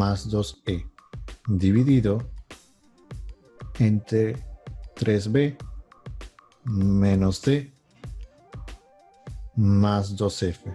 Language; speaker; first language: Spanish; native; Spanish